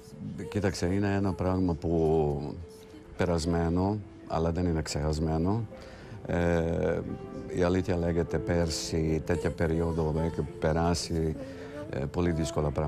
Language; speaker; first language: Greek; non-native, fluent; Hungarian